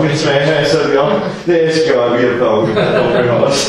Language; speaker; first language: German; native; German